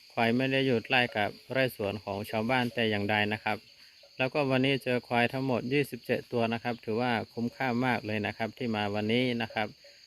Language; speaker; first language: Thai; non-native, local second language; Karen languages